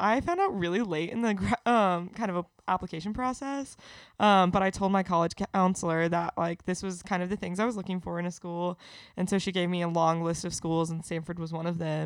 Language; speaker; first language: English; native; English